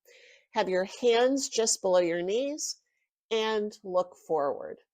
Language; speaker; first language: English; native; English